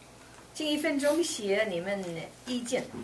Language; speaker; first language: Chinese; non-native, learner; English